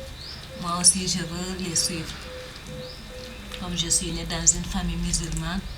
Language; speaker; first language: French; non-native, learner; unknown